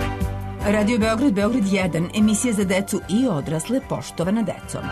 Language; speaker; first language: Serbian; native; Serbian